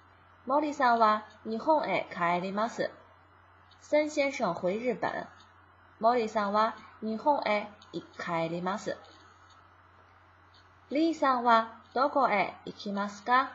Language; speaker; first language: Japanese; non-native, fluent; Chinese